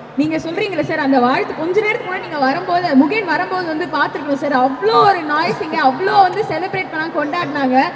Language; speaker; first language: Tamil; native; Tamil